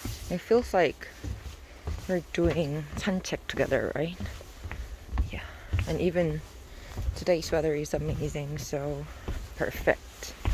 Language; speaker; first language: English; non-native, fluent; Korean